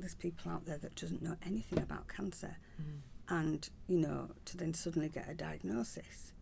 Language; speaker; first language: English; native; English